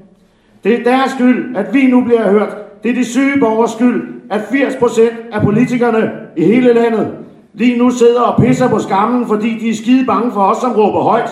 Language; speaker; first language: Danish; native; Danish